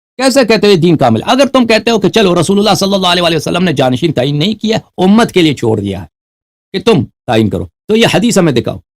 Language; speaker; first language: Urdu; non-native, fluent; Persian